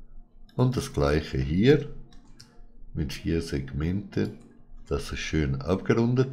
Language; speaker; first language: German; non-native, fluent; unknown